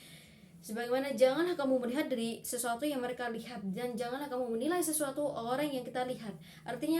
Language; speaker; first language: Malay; non-native, local second language; Madurese